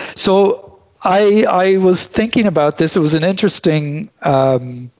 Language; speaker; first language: English; native; English